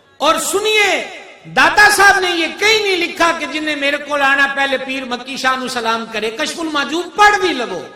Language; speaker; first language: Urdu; non-native, local second language; Punjabi